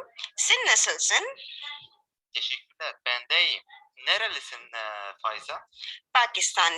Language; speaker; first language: Turkish; non-native, learner; Urdu